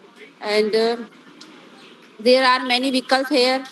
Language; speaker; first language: English; non-native, learner; Hindi